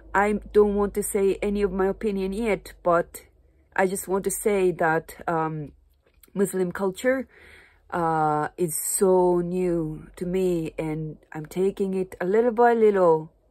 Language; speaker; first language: English; non-native, fluent; Japanese